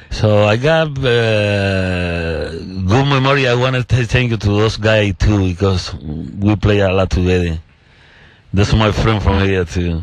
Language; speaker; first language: English; non-native, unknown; Spanish